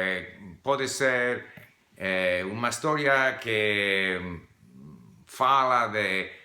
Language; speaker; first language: Portuguese; non-native, fluent; English